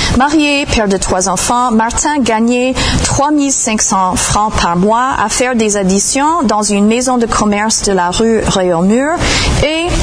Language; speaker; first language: French; non-native, fluent; English